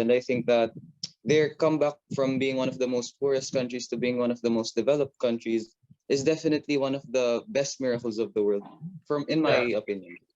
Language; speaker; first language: English; non-native, local second language; Filipino